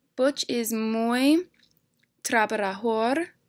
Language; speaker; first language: Spanish; non-native, learner; English